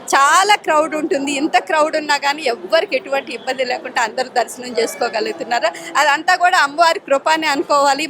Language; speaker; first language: Telugu; native; Telugu